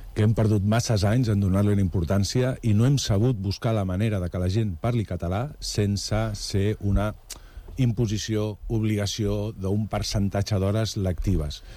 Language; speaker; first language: Catalan; native; Catalan